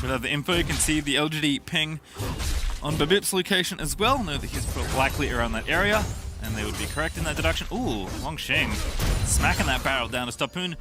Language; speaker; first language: English; native; English